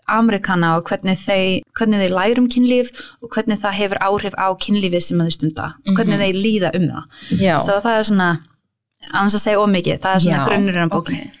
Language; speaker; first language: Icelandic; early bilingual, heritage; English